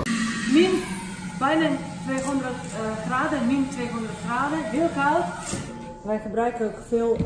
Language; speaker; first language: Dutch; non-native, fluent; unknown